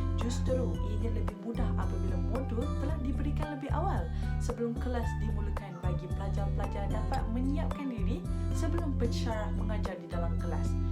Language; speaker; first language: Malay; native; Malay